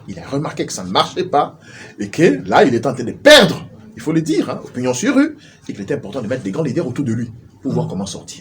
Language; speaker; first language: French; non-native, local second language; Lingala